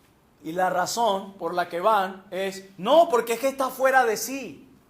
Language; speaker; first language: Spanish; native; Spanish